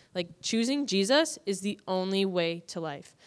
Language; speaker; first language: English; native; English